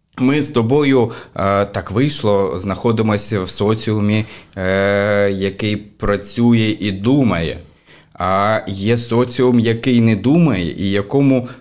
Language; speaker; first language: Ukrainian; non-native, local second language; Russian